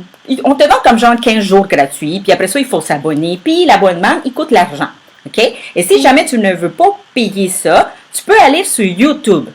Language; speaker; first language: French; native; French